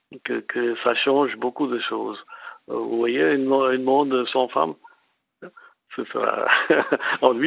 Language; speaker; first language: French; non-native, fluent; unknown